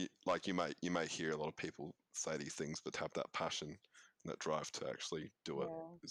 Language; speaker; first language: English; native; English